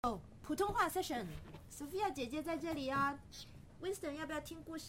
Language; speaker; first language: Chinese; native; Chinese